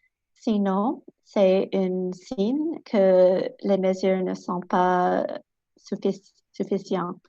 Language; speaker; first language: French; non-native, local second language; English